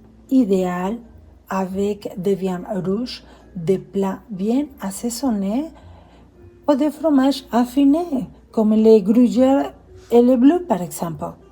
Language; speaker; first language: French; non-native, fluent; Spanish